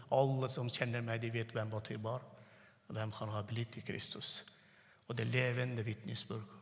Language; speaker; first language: Norwegian; non-native, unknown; Turkmen